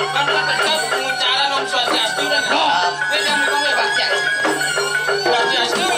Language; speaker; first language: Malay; non-native, local second language; Balinese